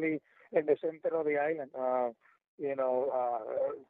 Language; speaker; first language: English; non-native, fluent; Spanish